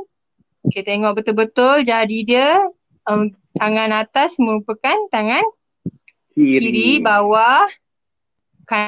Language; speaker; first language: Malay; native; Malay